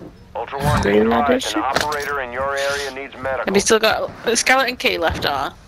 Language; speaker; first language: English; native; English